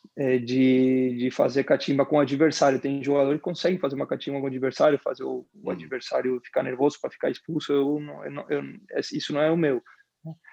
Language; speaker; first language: Portuguese; non-native, fluent; Spanish